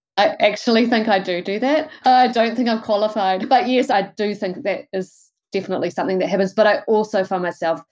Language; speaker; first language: English; native; English